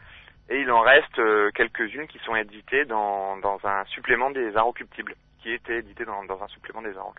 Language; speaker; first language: French; native; French